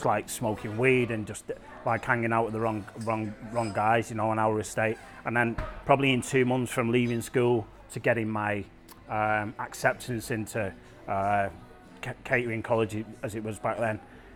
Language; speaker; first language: English; native; English